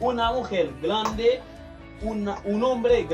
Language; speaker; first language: Spanish; non-native, fluent; Haitian Creole